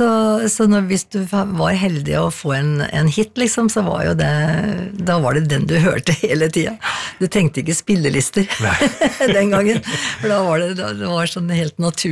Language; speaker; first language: Norwegian; native; Norwegian